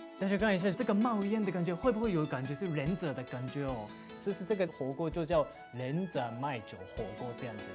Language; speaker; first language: Chinese; non-native, fluent; Japanese